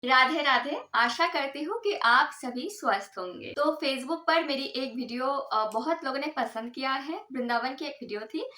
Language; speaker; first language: Hindi; non-native, local second language; Bangla